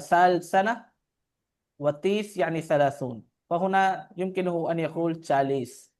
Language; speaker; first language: Arabic; non-native, fluent; Urdu